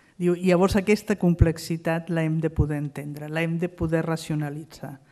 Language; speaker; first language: Catalan; non-native, fluent; Spanish